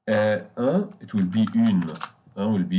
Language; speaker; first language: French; non-native, fluent; Arabic